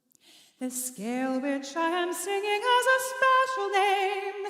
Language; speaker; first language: English; native; English